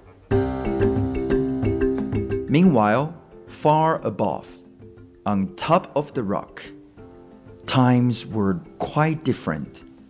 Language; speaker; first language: English; non-native, fluent; Chinese